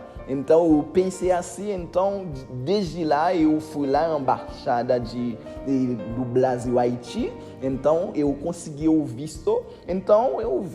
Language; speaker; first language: Portuguese; non-native, learner; Haitian Creole